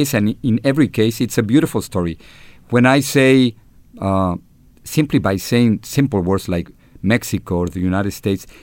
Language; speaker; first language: English; non-native, fluent; Spanish